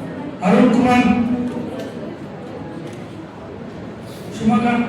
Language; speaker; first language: Kannada; native; Kannada